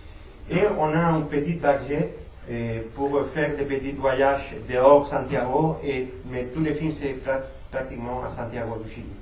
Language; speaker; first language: French; non-native, fluent; Spanish